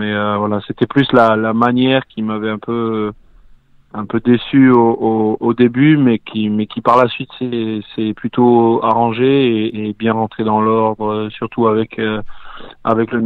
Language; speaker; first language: French; native; French